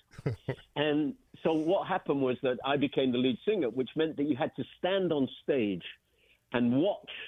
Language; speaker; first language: English; native; English